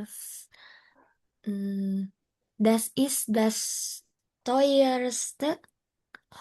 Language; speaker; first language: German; non-native, learner; Indonesian